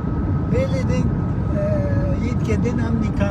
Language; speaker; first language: Hindi; non-native, learner; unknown